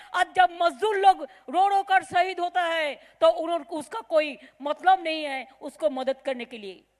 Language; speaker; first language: Hindi; non-native, local second language; Bangla